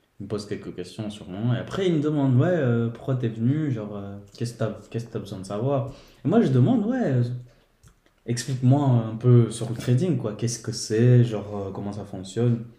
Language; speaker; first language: French; early bilingual, other home language; Portuguese